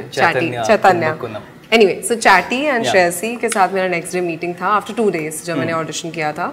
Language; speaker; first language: English; non-native, local second language; Hindi